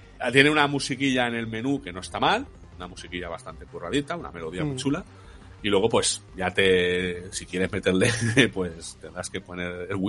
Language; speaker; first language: Spanish; native; Spanish